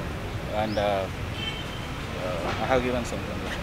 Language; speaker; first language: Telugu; native; Telugu